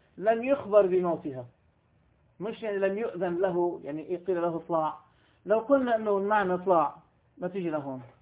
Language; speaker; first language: Arabic; native; Arabic